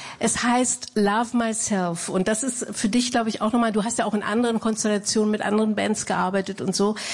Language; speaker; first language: German; native; German